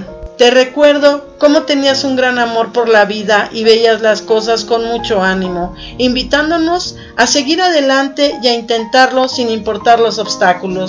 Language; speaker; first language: Spanish; native; Spanish